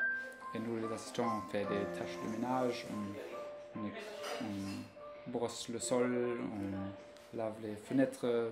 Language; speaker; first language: French; non-native, fluent; German